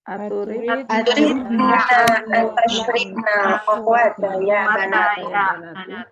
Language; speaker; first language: Arabic; non-native, learner; Indonesian